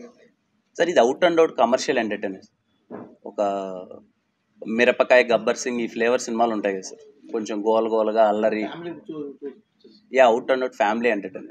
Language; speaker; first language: Telugu; native; Telugu